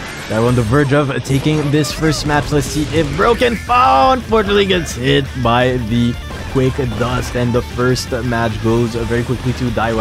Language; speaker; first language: English; non-native, fluent; French